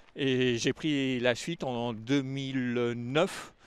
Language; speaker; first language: French; native; French